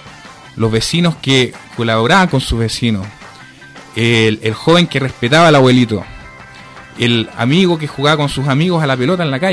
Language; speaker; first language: Spanish; native; Spanish